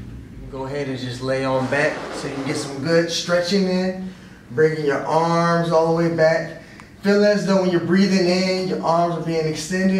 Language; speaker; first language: English; native; English